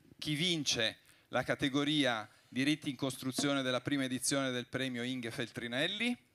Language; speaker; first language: Italian; native; Italian